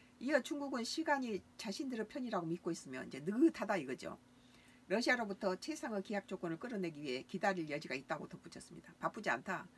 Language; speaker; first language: Korean; native; Korean